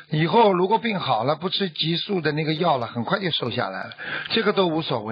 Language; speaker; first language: Chinese; native; Chinese